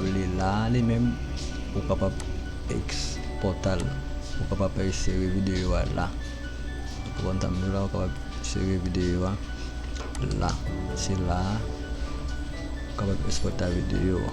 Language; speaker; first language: French; non-native, learner; Haitian Creole